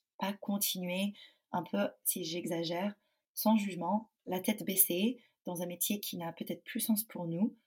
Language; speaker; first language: French; non-native, fluent; English